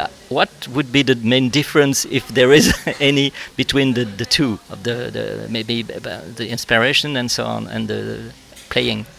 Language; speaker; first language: English; non-native, fluent; French